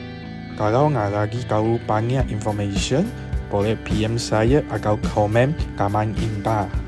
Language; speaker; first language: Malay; non-native, local second language; Chinese